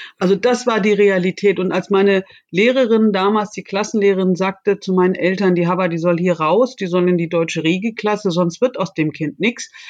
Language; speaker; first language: German; early bilingual, other home language; Turkish